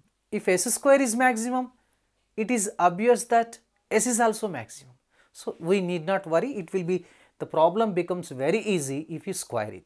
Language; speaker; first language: English; non-native, local second language; Telugu